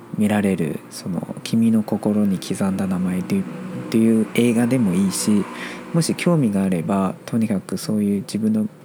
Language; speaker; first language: Japanese; non-native, fluent; Chinese